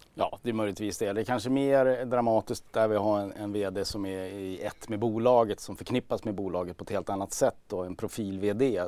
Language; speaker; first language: Swedish; native; Swedish